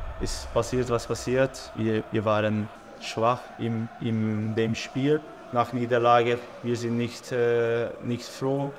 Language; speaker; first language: German; non-native, learner; Hungarian